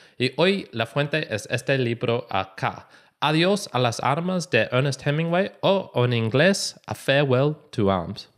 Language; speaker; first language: Spanish; non-native, learner; English